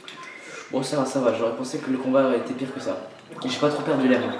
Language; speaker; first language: French; native; French